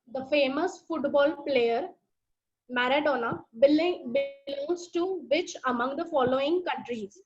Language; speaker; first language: English; non-native, local second language; Marathi